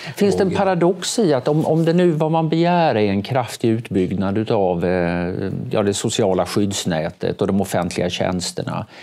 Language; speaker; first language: Swedish; native; Swedish